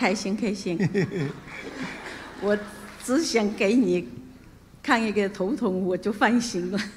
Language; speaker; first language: Chinese; non-native, local second language; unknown